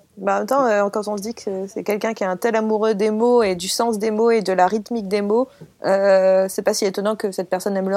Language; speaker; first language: French; native; French